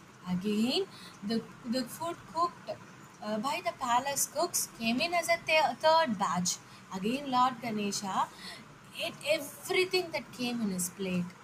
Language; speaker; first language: English; non-native, local second language; Tamil